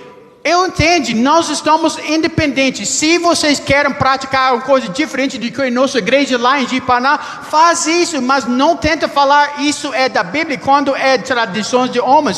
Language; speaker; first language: Portuguese; non-native, learner; English